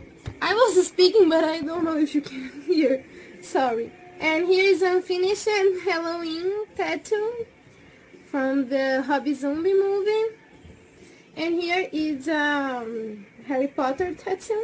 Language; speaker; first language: English; non-native, fluent; Portuguese